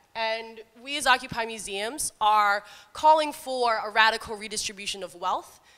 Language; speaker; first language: English; native; English